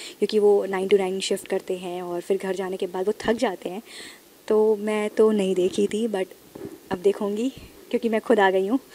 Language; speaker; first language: Hindi; native; Hindi